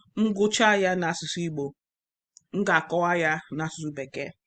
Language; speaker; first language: Igbo; non-native, learner; English